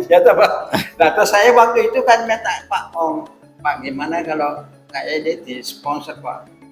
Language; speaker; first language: Indonesian; non-native, fluent; Javanese